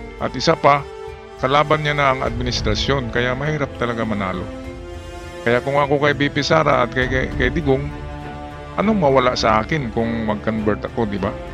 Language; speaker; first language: Filipino; non-native, local second language; Cebuano